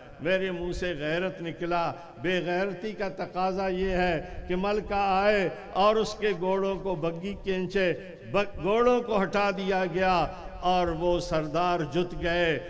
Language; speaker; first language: Urdu; non-native, local second language; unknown